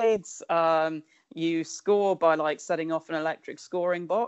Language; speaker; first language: English; native; English